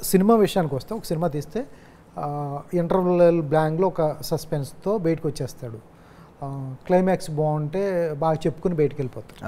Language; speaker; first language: Telugu; native; Telugu